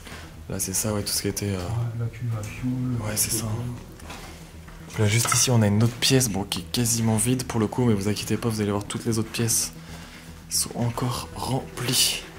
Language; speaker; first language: French; native; French